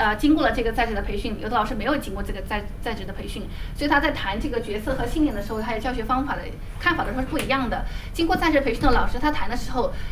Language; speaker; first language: Chinese; native; Chinese